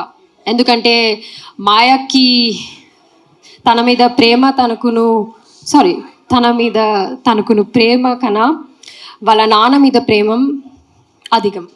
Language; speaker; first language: Telugu; non-native, learner; Malayalam